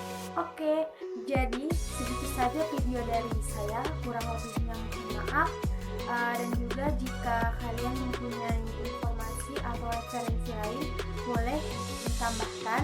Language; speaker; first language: Indonesian; native; Indonesian